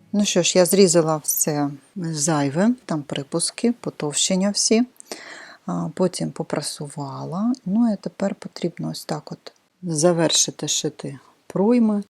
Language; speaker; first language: Ukrainian; non-native, local second language; Russian